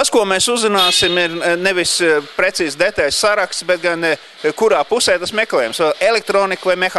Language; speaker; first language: Latvian; native; Latvian